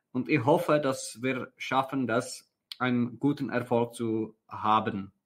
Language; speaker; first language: German; non-native, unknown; Czech